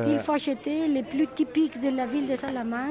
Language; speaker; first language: French; non-native, fluent; Spanish